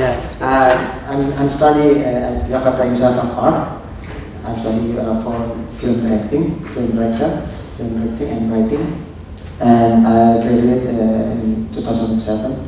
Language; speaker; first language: English; non-native, local second language; Indonesian